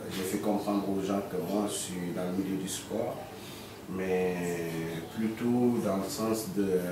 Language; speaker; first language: French; non-native, local second language; Wolof